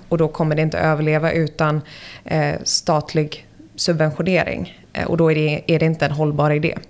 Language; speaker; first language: Swedish; native; Swedish